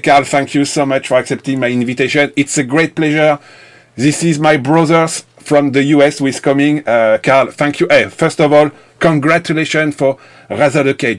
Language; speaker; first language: English; non-native, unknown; French